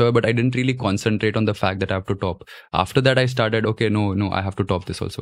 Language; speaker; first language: English; non-native, local second language; Gujarati